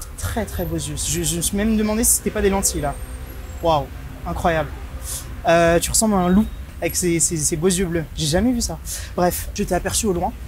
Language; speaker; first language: French; native; French